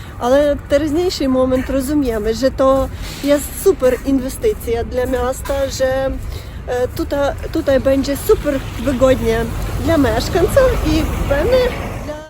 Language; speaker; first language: Polish; non-native, learner; Ukrainian